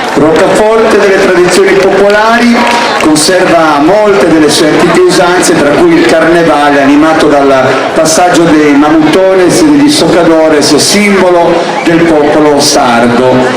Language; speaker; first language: Italian; native; Italian